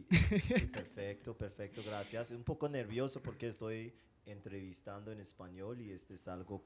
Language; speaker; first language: Spanish; non-native, fluent; English